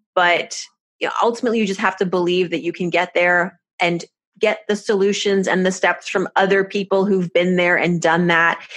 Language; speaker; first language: English; early bilingual, other home language; Persian